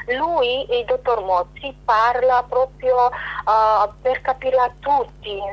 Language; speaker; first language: Italian; non-native, fluent; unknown